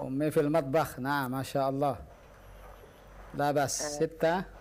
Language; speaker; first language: Arabic; non-native, fluent; Indonesian